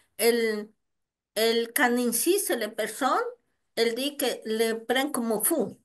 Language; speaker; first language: French; non-native, learner; Spanish